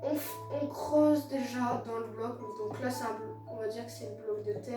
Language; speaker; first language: French; native; French